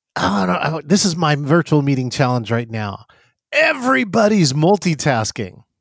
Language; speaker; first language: English; native; English